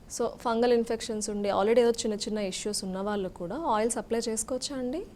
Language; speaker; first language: Telugu; native; Telugu